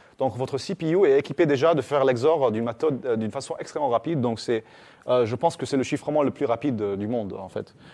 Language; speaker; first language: French; native; French